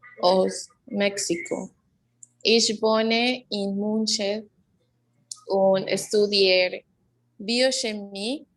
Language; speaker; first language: German; non-native, learner; Spanish